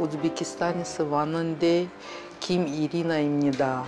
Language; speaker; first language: Korean; non-native, learner; Russian